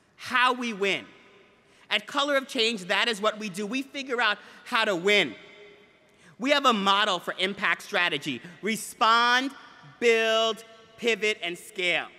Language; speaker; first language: English; native; English